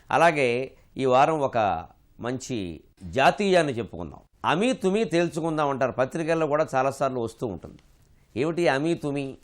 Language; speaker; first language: Telugu; native; Telugu